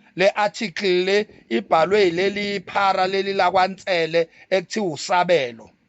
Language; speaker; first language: Zulu; native; Zulu